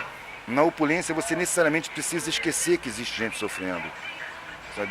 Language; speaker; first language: Portuguese; native; Portuguese